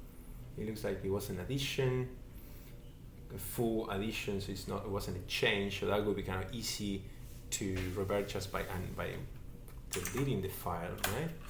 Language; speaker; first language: English; non-native, fluent; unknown